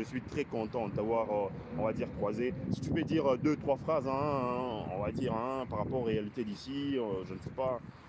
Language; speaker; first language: French; non-native, local second language; Lingala